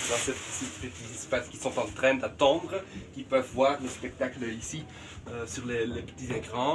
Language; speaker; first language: French; non-native, fluent; Dutch